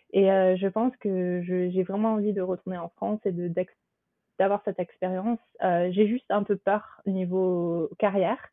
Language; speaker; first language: French; native; French